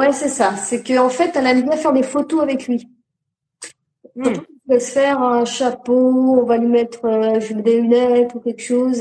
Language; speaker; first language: French; native; French